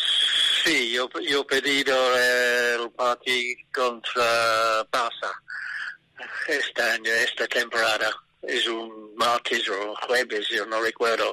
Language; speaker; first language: Spanish; non-native, learner; English